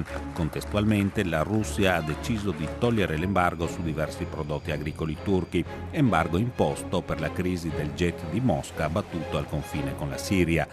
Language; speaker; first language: Italian; native; Italian